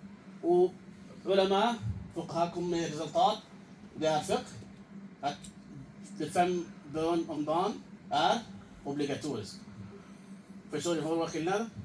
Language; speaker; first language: Swedish; non-native, fluent; Urdu